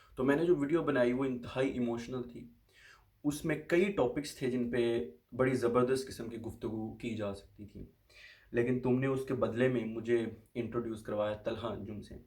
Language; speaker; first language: Urdu; non-native, local second language; Punjabi